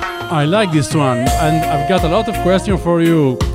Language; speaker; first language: English; non-native, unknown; Italian